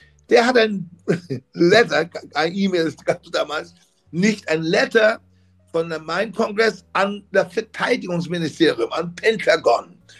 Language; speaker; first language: German; non-native, fluent; English